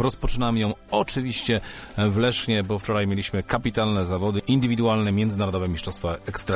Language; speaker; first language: Polish; native; Polish